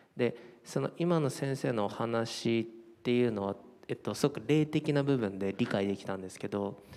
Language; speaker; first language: Japanese; native; Japanese